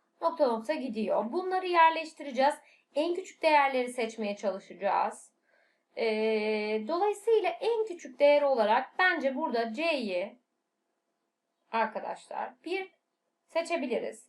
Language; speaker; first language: Turkish; native; Turkish